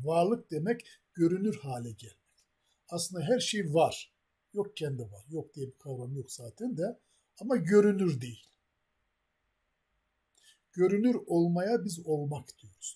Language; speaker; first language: Turkish; native; Turkish